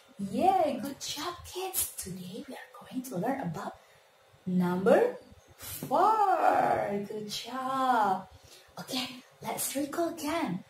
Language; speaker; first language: English; non-native, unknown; Indonesian